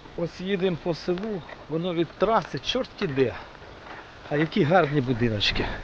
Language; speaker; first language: Ukrainian; non-native, local second language; Russian